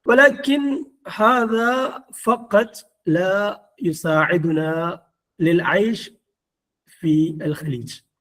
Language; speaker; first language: Arabic; non-native, fluent; Malayalam